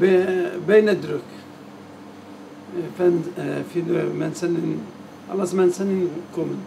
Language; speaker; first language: Dutch; non-native, learner; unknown